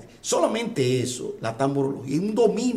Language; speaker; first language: Spanish; native; Spanish